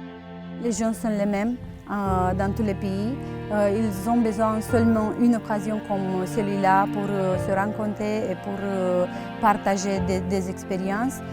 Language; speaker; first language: French; non-native, fluent; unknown